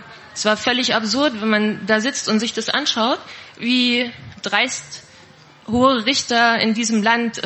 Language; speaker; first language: German; native; German